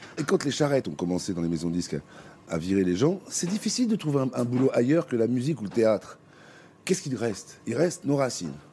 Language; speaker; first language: French; native; French